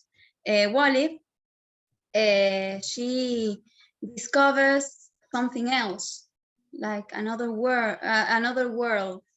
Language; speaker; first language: English; non-native, learner; Spanish